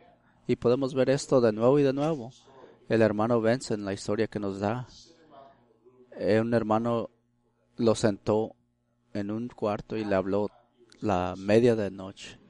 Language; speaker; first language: Spanish; early bilingual, heritage; Spanish